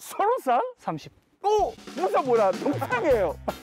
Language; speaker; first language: Korean; non-native, fluent; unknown